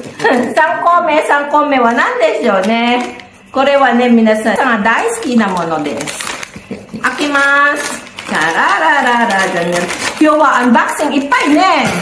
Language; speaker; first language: Japanese; non-native, learner; Filipino